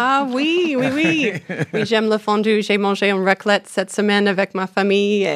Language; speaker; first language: French; non-native, learner; English